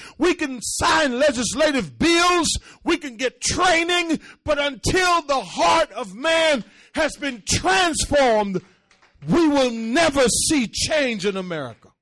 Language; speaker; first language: English; early bilingual, other home language; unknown